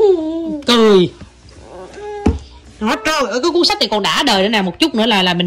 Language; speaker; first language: Vietnamese; native; Vietnamese